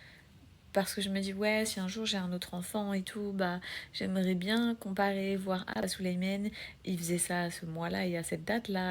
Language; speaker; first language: French; native; French